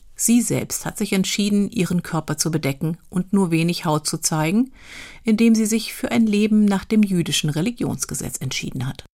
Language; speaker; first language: German; native; German